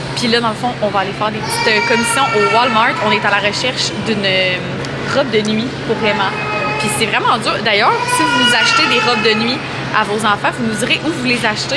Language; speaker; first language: French; native; French